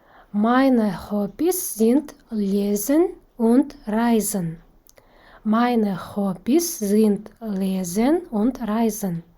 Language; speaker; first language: German; non-native, fluent; Kazakh